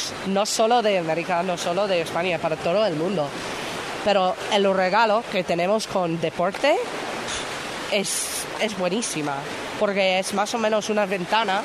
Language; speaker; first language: Spanish; non-native, fluent; English